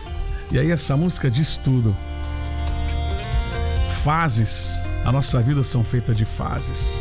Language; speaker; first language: Portuguese; native; Portuguese